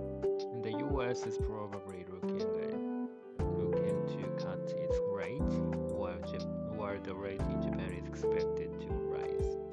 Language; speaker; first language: English; non-native, learner; Japanese